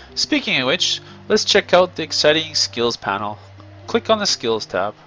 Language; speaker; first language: English; native; English